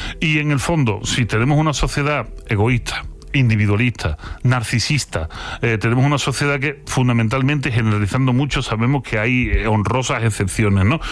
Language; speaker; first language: Spanish; native; Spanish